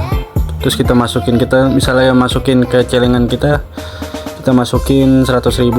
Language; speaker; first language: Indonesian; native; Indonesian